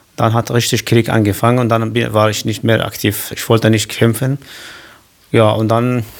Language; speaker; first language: German; non-native, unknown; Kurdish